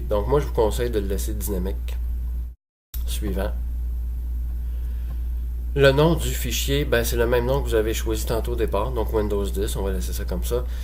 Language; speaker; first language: French; native; French